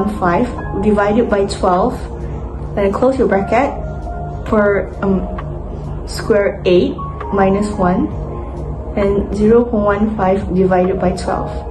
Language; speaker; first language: English; non-native, local second language; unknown